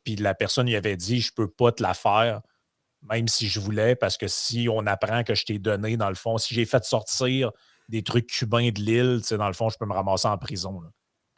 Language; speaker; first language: French; native; French